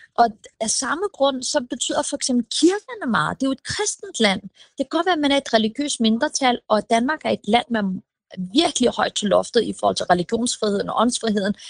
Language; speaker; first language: Danish; early bilingual, other home language; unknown